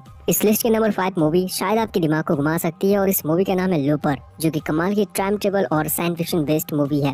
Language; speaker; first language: Hindi; native; Hindi